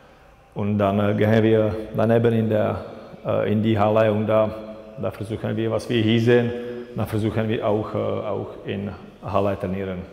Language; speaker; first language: German; non-native, fluent; Czech